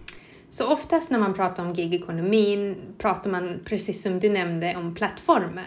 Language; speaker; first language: Swedish; non-native, fluent; English